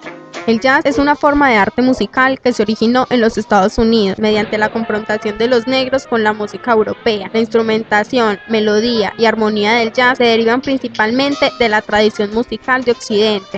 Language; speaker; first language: Spanish; native; Spanish